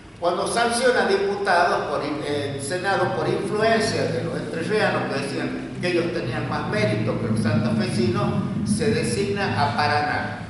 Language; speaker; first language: Spanish; native; Spanish